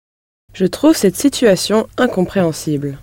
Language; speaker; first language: French; non-native, learner; English